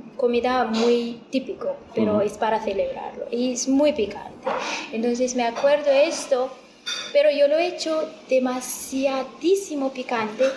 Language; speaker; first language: Spanish; non-native, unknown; Amharic